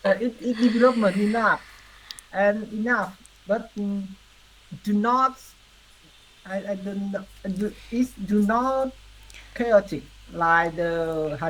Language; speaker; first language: English; non-native, learner; Vietnamese